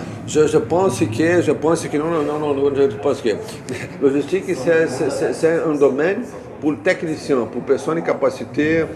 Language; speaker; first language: French; non-native, fluent; Portuguese